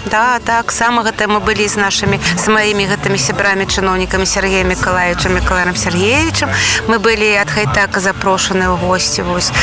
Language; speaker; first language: Belarusian; non-native, local second language; Russian